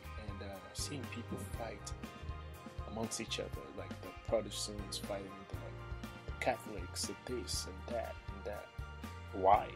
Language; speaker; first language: English; non-native, local second language; Krio